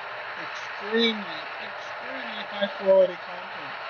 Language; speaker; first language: English; native; English